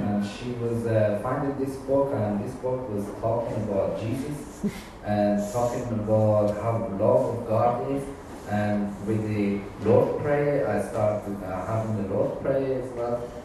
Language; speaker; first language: English; non-native, fluent; Persian